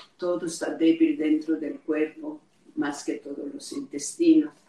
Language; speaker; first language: Spanish; non-native, fluent; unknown